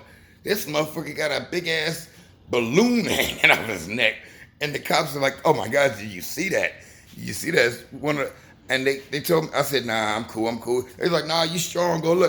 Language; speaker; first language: English; native; English